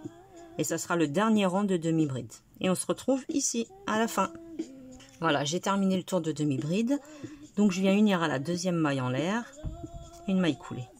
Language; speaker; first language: French; native; French